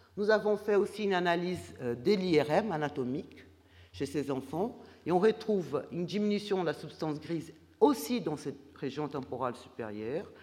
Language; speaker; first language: French; non-native, fluent; Portuguese